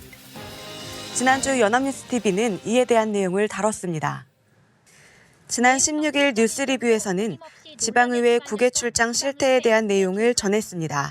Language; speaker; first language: Korean; native; Korean